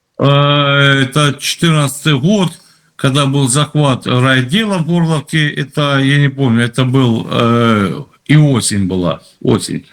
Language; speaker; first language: Russian; native; Russian